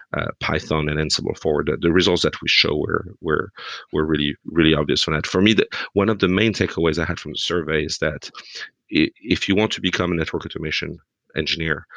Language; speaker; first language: English; non-native, fluent; French